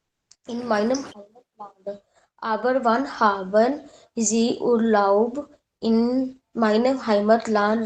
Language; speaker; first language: German; non-native, learner; Hindi